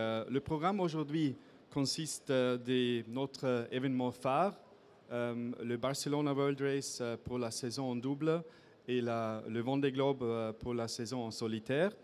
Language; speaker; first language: French; non-native, fluent; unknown